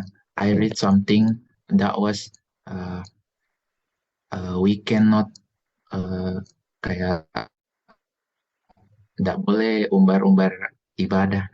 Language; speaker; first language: English; non-native, learner; Indonesian